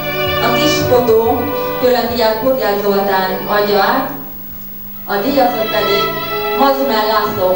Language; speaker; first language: Hungarian; native; Hungarian